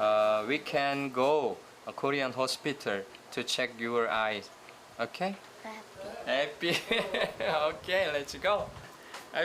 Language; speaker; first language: English; non-native, learner; Korean